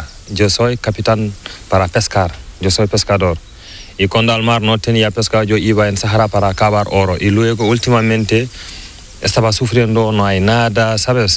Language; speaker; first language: Spanish; non-native, learner; Fula